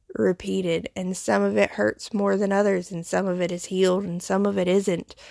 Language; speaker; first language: English; native; English